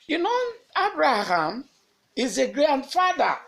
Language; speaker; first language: English; non-native, local second language; Yoruba